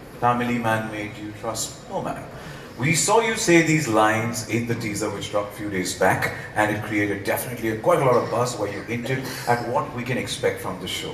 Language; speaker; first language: English; non-native, local second language; Hindi